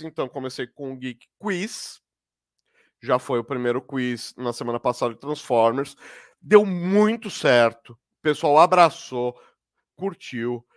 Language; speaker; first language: Portuguese; native; Portuguese